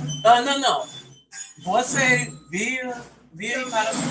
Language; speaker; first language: Portuguese; non-native, learner; English